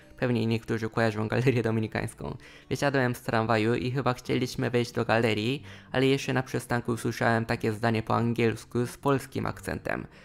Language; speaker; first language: Polish; non-native, fluent; Japanese